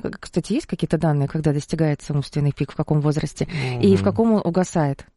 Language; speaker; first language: Russian; native; Russian